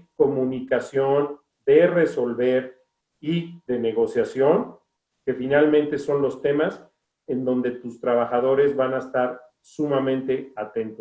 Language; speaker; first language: Spanish; native; Spanish